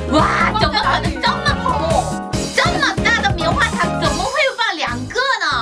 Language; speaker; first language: Chinese; non-native, fluent; Korean